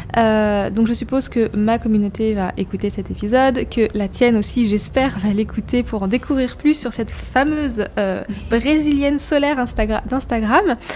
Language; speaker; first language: French; native; French